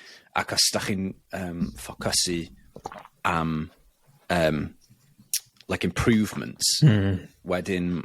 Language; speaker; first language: Welsh; non-native, local second language; English